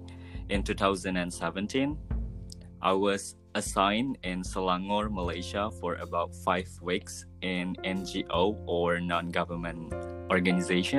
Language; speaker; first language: English; non-native, fluent; Indonesian